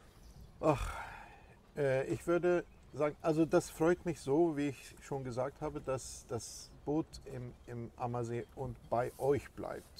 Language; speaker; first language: German; non-native, fluent; Swedish